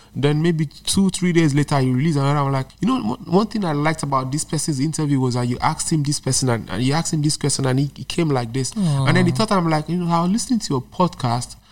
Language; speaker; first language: English; non-native, local second language; Yoruba